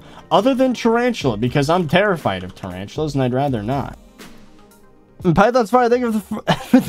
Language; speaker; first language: English; native; English